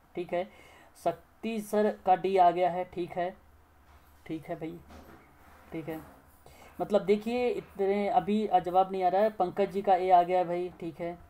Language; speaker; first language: Hindi; native; Hindi